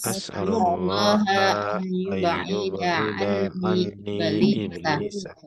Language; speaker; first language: Arabic; non-native, learner; Indonesian